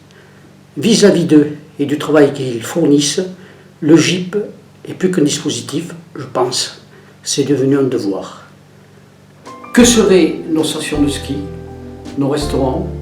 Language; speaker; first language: French; native; French